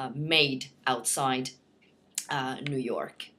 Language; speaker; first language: English; non-native, fluent; Norwegian